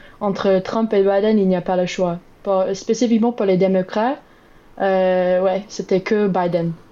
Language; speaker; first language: French; non-native, learner; English